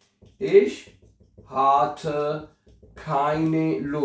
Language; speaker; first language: German; non-native, fluent; Urdu